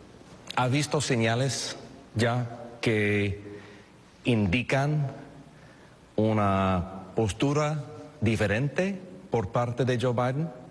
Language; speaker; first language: Spanish; non-native, fluent; English